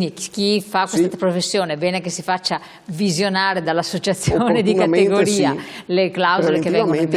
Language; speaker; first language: Italian; native; Italian